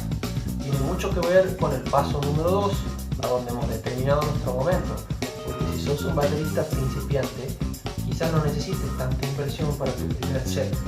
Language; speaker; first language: Spanish; native; Spanish